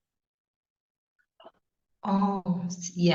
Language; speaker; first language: English; non-native, learner; Portuguese